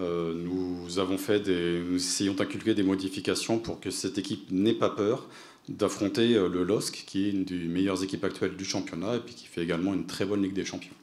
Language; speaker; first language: French; native; French